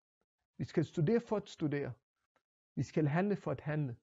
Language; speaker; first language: Danish; non-native, fluent; Hebrew